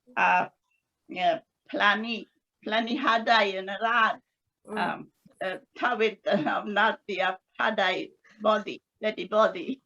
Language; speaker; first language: Welsh; non-native, learner; English